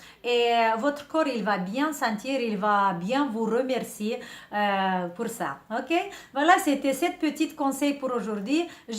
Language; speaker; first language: French; non-native, fluent; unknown